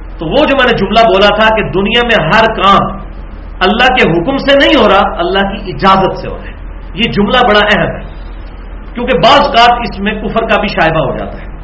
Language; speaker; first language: Urdu; non-native, local second language; Punjabi